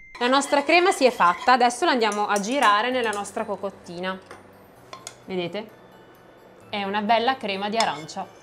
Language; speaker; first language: Italian; native; Italian